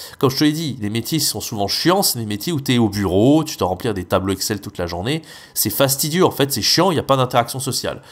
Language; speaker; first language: French; native; French